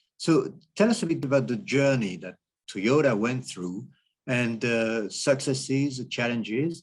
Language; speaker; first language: English; non-native, fluent; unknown